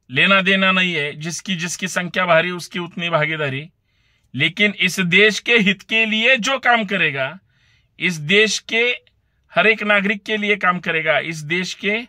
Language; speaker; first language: Hindi; non-native, local second language; Marathi